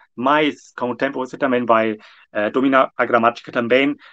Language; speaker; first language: Portuguese; non-native, fluent; German